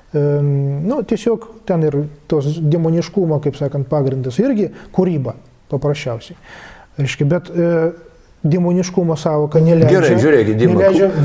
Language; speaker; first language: Lithuanian; non-native, local second language; Russian